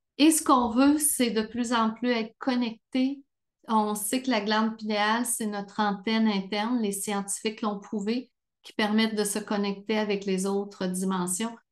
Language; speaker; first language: French; native; French